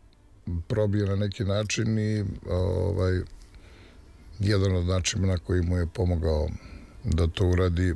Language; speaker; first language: Serbian; native; Serbian